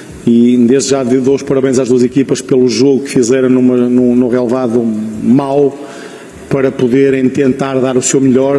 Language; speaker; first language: Portuguese; native; Portuguese